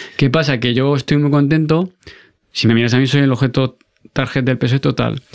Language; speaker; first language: Spanish; native; Spanish